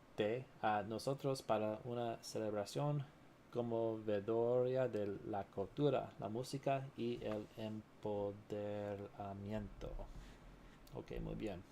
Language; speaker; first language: Spanish; non-native, learner; English